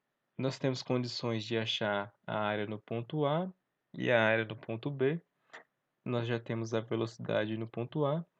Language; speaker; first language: Portuguese; native; Portuguese